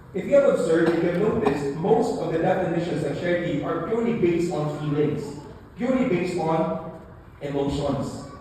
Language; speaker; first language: English; non-native, local second language; Filipino